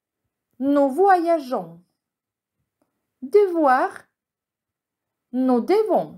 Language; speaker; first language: French; non-native, fluent; Ukrainian